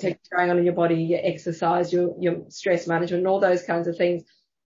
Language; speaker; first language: English; native; English